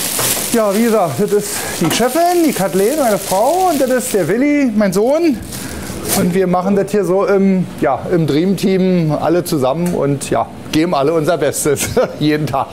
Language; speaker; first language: German; native; German